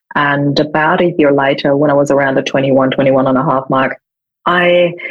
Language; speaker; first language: English; non-native, fluent; German